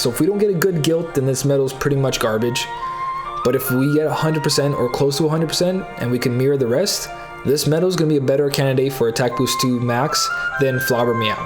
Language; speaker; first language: English; native; English